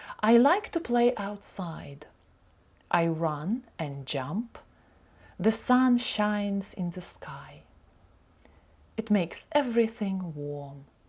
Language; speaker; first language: English; non-native, fluent; Ukrainian